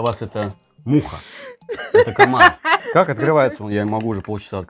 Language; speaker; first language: Russian; native; Russian